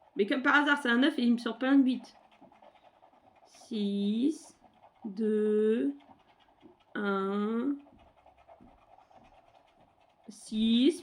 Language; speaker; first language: French; native; French